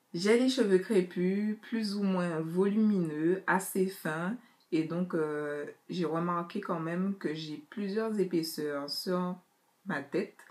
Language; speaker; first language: French; native; French